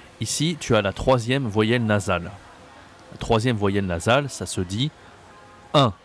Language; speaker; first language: French; native; French